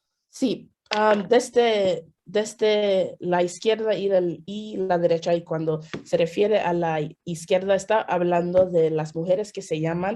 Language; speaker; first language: Spanish; early bilingual, heritage; Spanish